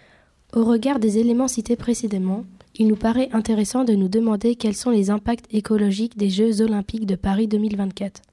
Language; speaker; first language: French; native; French